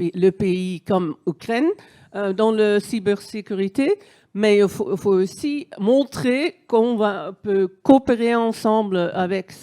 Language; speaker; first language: French; non-native, fluent; Dutch